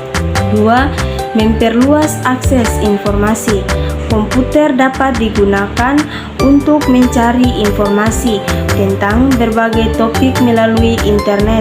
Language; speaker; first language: Indonesian; native; Indonesian